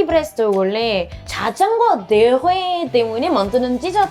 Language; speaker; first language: Korean; non-native, fluent; French